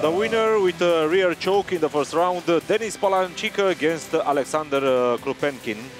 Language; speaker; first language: English; non-native, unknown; Romanian